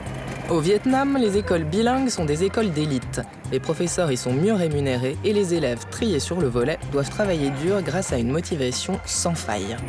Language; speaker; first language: French; native; French